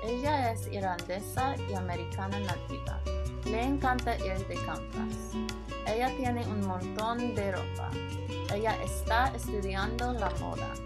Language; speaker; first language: Spanish; non-native, learner; English